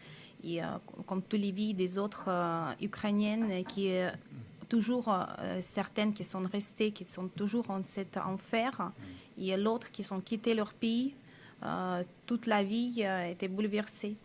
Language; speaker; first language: French; non-native, fluent; Russian